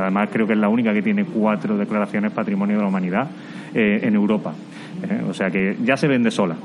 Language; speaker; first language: Spanish; native; Spanish